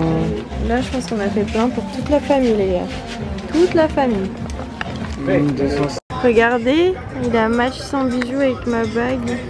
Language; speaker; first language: French; native; French